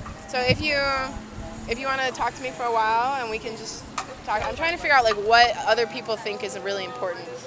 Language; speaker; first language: English; native; English